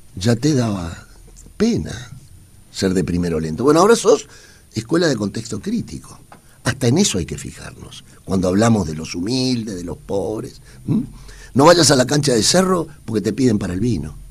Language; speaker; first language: Spanish; native; Spanish